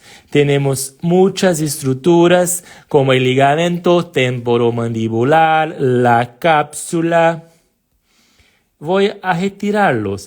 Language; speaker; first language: Spanish; non-native, fluent; Portuguese